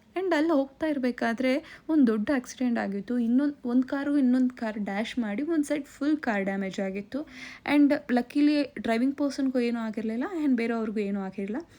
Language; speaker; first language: Kannada; non-native, local second language; Tamil